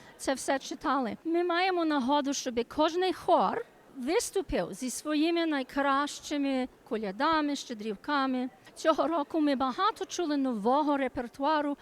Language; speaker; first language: Ukrainian; early bilingual, heritage; Ukrainian